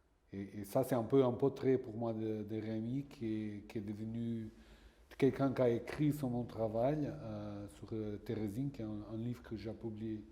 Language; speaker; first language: French; non-native, fluent; Portuguese